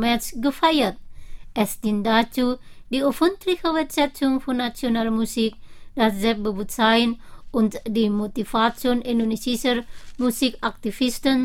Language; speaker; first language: German; non-native, fluent; Indonesian